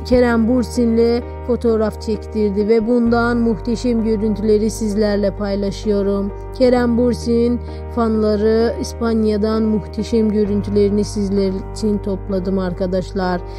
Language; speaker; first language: Turkish; native; Turkish